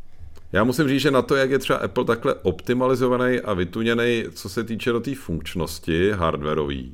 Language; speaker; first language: Czech; native; Czech